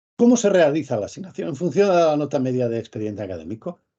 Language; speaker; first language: Spanish; native; Spanish